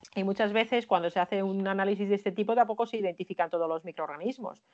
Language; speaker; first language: Spanish; non-native, fluent; Finnish